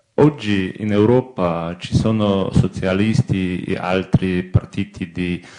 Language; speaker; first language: Italian; non-native, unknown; Ukrainian